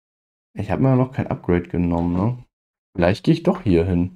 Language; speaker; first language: German; native; German